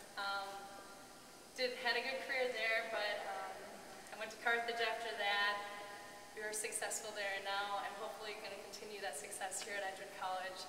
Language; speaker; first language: English; native; English